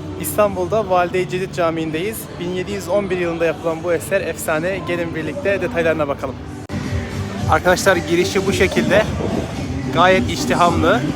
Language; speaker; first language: Turkish; native; Turkish